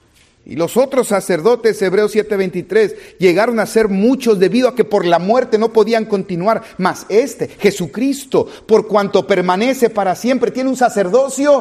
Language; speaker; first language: Spanish; native; Spanish